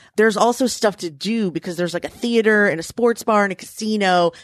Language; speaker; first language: English; native; English